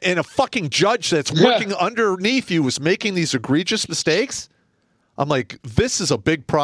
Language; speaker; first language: English; native; English